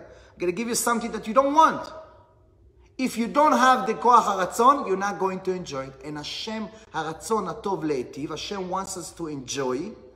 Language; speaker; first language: English; non-native, fluent; Hebrew